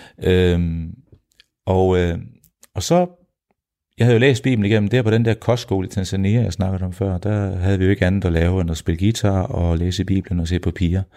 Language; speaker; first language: Danish; early bilingual, heritage; Danish